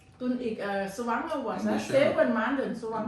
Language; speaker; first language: Dutch; non-native, learner; Thai